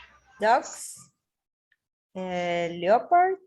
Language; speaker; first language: English; non-native, learner; Spanish